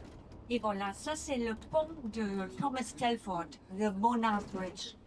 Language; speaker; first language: French; non-native, fluent; English